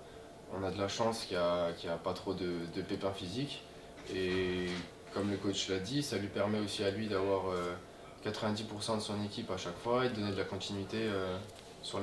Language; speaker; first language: French; native; French